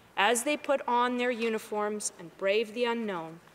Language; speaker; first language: English; native; English